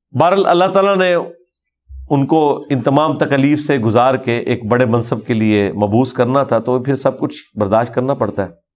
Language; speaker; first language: Urdu; non-native, local second language; Punjabi